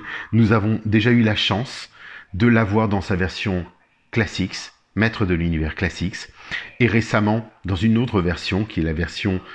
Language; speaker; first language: French; native; French